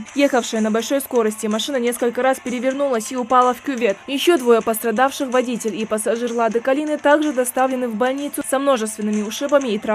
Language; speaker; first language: Russian; native; Russian